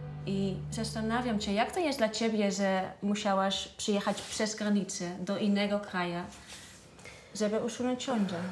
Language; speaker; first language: Polish; non-native, learner; Dutch